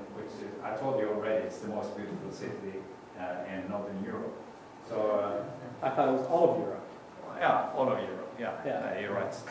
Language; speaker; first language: English; non-native, fluent; Norwegian